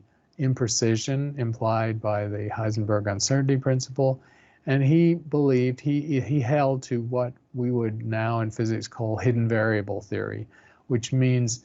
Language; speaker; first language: English; native; English